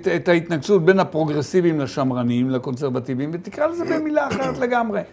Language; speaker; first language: Hebrew; native; Hebrew